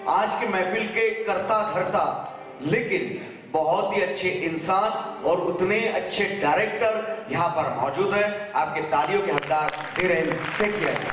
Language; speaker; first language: Hindi; non-native, local second language; Kachhi